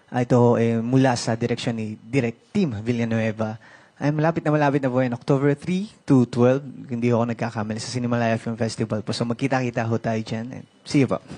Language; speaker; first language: Filipino; native; Filipino